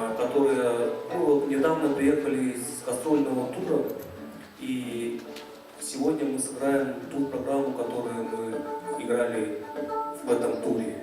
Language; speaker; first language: Russian; non-native, local second language; Tuvinian